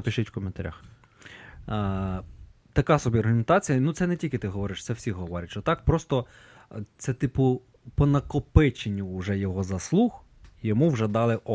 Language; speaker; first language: Ukrainian; native; Ukrainian